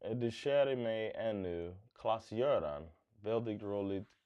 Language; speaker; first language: Swedish; non-native, learner; English